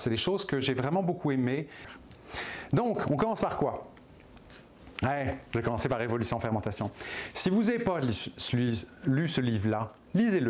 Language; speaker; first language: French; native; French